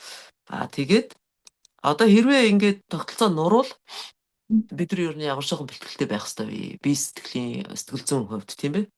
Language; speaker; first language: Mongolian; native; Mongolian